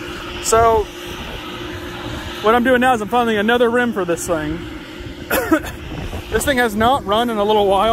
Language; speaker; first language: English; native; English